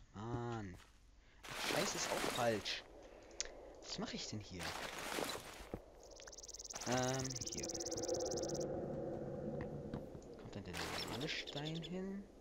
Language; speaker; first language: German; native; German